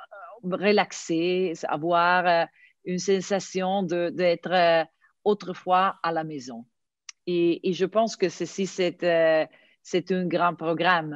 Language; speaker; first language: French; non-native, fluent; Italian